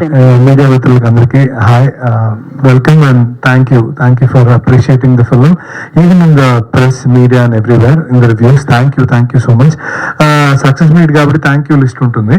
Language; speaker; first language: Telugu; native; Telugu